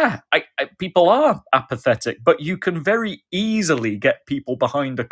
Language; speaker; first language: English; native; English